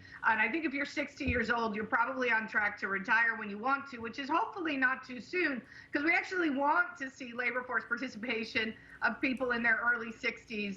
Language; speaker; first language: English; native; English